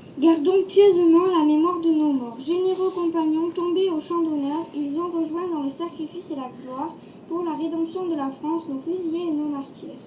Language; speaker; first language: French; native; French